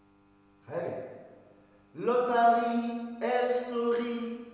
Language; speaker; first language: French; non-native, local second language; Arabic